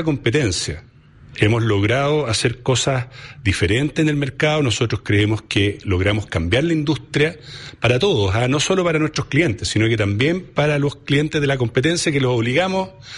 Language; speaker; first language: Spanish; native; Spanish